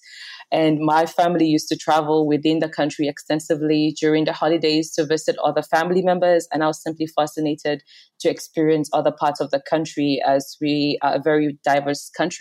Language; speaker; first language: English; non-native, local second language; Hausa